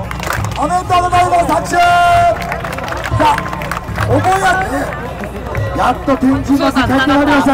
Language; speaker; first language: Japanese; native; Japanese